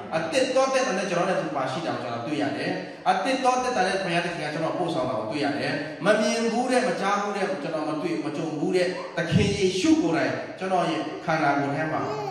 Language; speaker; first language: Burmese; non-native, local second language; Tedim Chin